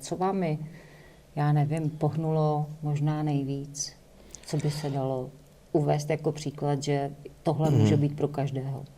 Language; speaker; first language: Czech; native; Czech